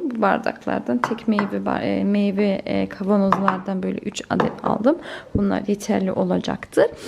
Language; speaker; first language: Turkish; early bilingual, heritage; Turkish